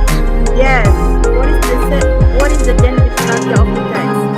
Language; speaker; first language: English; non-native, fluent; Indonesian